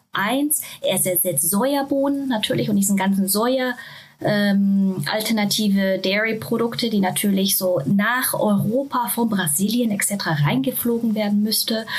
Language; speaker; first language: German; non-native, fluent; Japanese